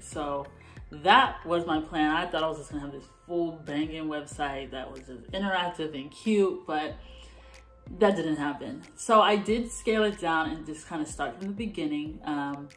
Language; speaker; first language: English; native; English